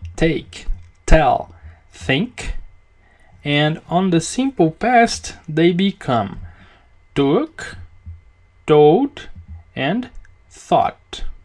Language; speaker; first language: English; non-native, fluent; Portuguese